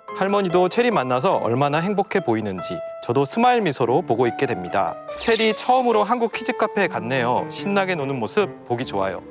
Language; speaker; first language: Korean; native; Korean